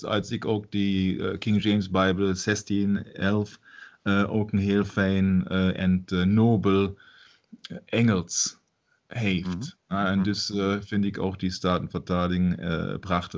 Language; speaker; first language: Dutch; non-native, learner; German